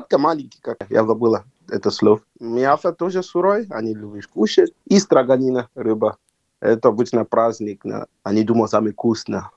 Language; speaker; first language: Russian; non-native, learner; Yoruba